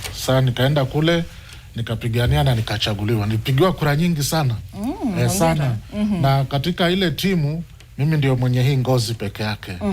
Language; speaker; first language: Swahili; non-native, local second language; Giryama